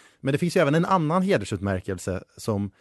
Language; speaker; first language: Swedish; native; Swedish